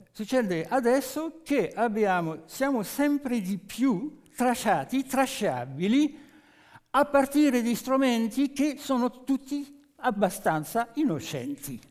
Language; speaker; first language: Italian; non-native, fluent; French